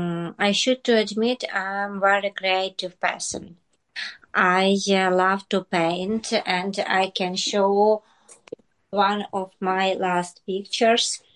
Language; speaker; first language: English; non-native, learner; Ukrainian